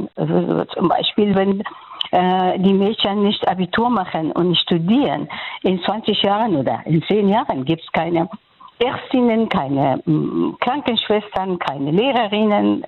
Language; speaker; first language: German; non-native, fluent; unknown